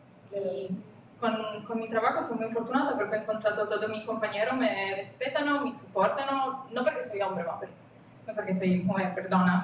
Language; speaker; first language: Spanish; native; Spanish